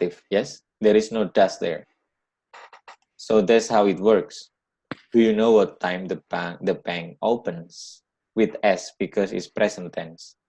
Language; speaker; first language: English; non-native, learner; Indonesian